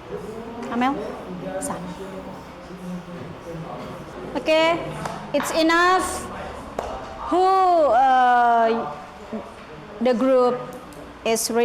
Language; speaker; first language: English; non-native, learner; Indonesian